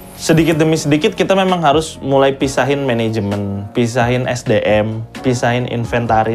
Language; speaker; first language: Indonesian; native; Indonesian